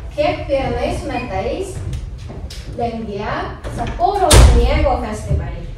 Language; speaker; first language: Lithuanian; non-native, learner; Japanese